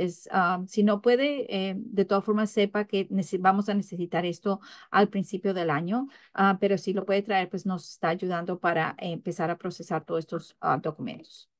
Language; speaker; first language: Spanish; early bilingual, heritage; English